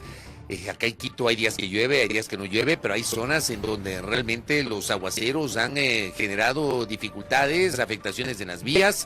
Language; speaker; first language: Spanish; native; Spanish